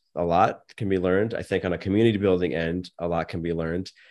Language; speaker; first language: English; native; English